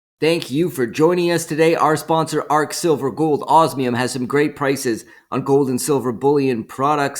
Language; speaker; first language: English; native; English